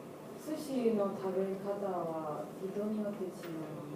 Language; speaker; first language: Japanese; non-native, learner; English